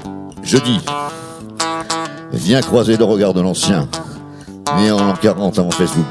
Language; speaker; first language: French; native; French